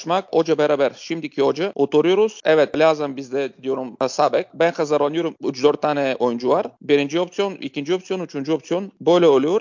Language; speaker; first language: Turkish; non-native, learner; Bulgarian